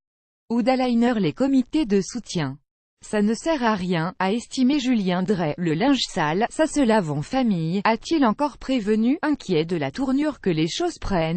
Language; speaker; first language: French; native; French